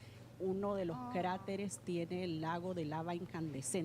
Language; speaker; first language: Spanish; native; Spanish